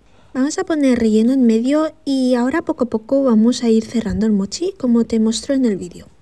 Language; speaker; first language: Spanish; native; Spanish